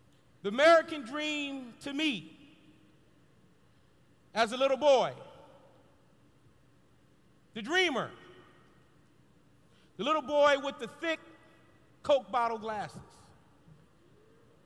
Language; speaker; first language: English; native; English